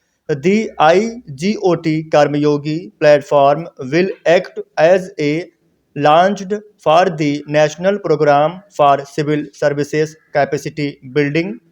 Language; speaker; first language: English; non-native, local second language; Hindi